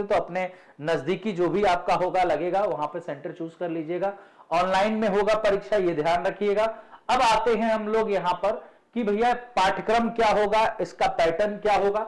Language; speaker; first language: Hindi; native; Hindi